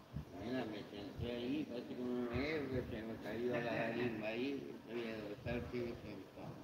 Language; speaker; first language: Spanish; non-native, learner; Iloko